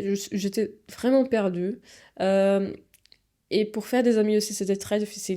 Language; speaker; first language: French; non-native, fluent; Portuguese